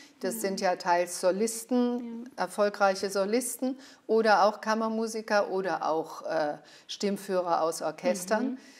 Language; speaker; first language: German; native; German